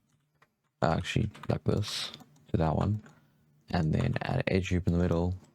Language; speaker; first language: English; native; English